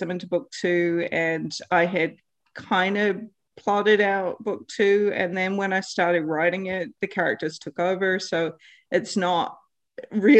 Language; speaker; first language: English; native; English